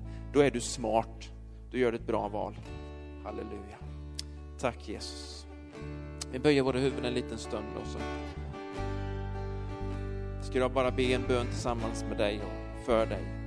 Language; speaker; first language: Swedish; native; Swedish